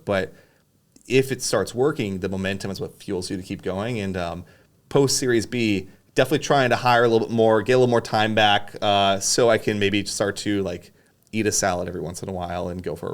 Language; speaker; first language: English; native; English